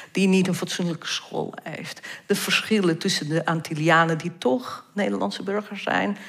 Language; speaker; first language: Dutch; non-native, fluent; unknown